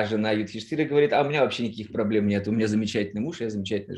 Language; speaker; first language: Russian; native; Russian